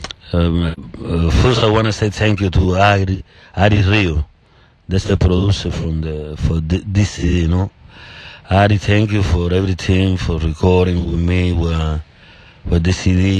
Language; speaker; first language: English; non-native, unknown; Spanish